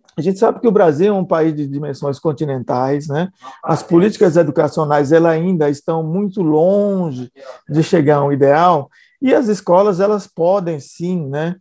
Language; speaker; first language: Portuguese; native; Portuguese